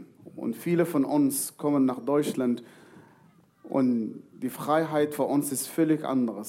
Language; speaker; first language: German; non-native, fluent; Arabic